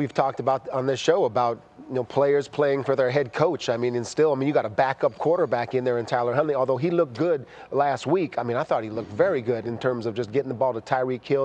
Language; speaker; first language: English; native; English